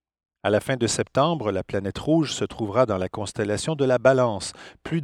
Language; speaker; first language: French; native; French